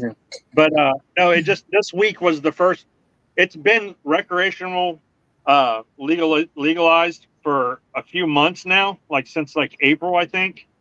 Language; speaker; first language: English; native; English